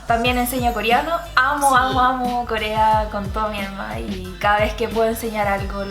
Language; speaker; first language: Spanish; early bilingual, other home language; Korean